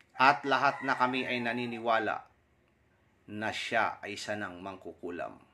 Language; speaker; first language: Filipino; non-native, local second language; Surigaonon